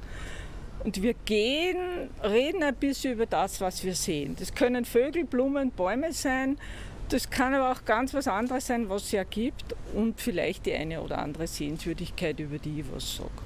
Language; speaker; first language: German; native; German